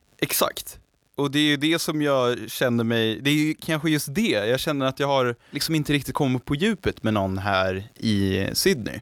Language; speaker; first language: Swedish; native; Swedish